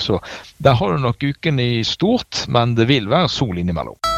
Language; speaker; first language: Norwegian; native; Norwegian